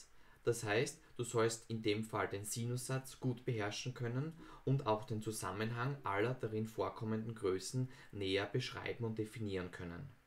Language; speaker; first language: German; native; German